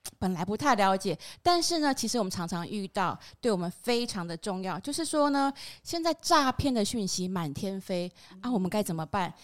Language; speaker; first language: Chinese; non-native, fluent; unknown